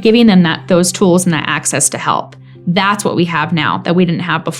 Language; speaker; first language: English; native; English